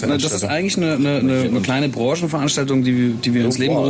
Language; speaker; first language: German; native; German